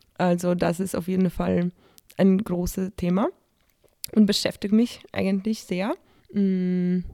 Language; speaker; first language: German; non-native, fluent; Polish